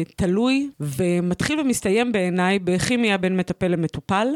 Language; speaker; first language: Hebrew; native; Hebrew